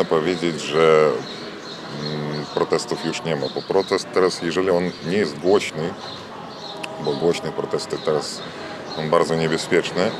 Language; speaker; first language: Polish; non-native, fluent; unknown